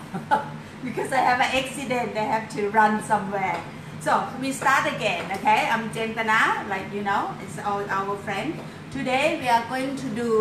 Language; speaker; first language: English; non-native, learner; Thai